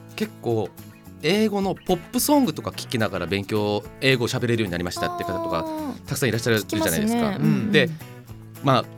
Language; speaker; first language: Japanese; non-native, fluent; Korean